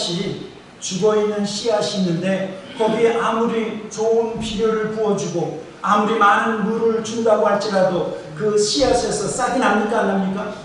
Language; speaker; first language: Korean; native; Korean